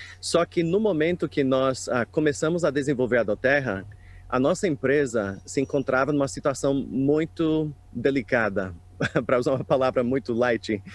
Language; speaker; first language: Portuguese; non-native, fluent; English